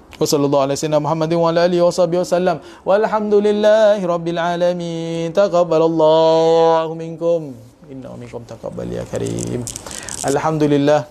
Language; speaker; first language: Arabic; non-native, fluent; Malay